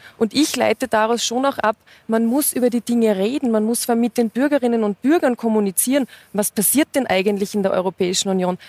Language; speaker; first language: German; native; German